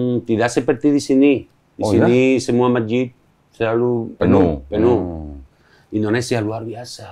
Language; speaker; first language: Indonesian; non-native, learner; Spanish